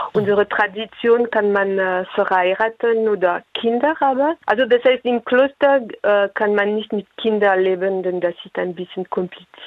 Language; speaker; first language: German; non-native, fluent; French